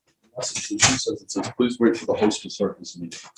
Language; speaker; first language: English; native; English